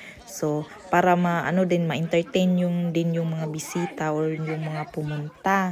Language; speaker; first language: Filipino; non-native, local second language; Cebuano